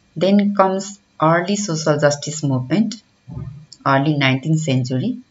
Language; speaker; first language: English; non-native, local second language; Nepali